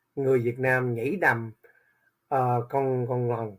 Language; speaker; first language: Vietnamese; early bilingual, heritage; Vietnamese